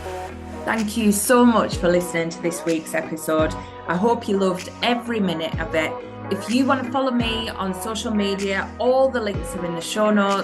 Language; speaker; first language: English; native; English